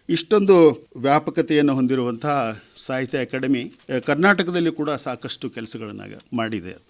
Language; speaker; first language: Kannada; native; Kannada